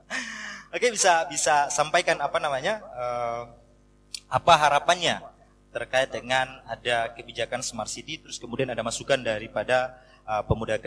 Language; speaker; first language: Indonesian; native; Indonesian